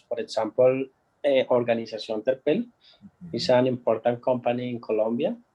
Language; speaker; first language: English; non-native, learner; Spanish